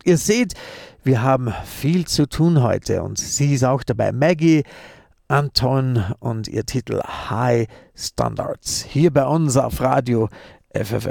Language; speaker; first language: German; native; German